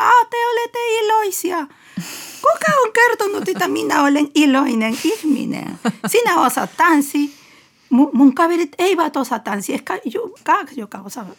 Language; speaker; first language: Finnish; non-native, fluent; Spanish